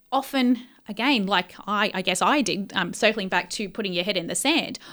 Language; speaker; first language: English; native; English